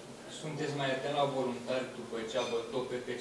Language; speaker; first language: Romanian; native; Romanian